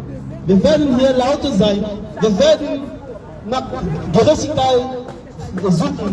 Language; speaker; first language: German; non-native, learner; French